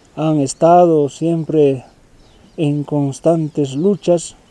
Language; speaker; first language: Spanish; native; Spanish